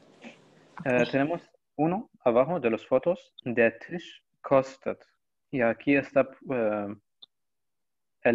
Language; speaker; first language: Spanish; non-native, learner; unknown